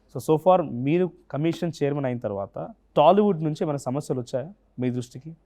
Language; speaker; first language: Telugu; native; Telugu